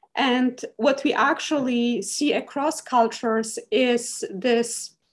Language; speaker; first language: English; non-native, fluent; Polish